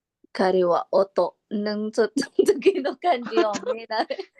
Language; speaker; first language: Japanese; non-native, learner; Filipino